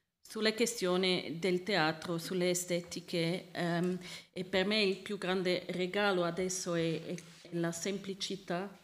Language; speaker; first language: Italian; non-native, learner; Swiss German